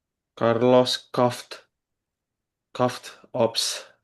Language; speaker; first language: German; non-native, learner; Indonesian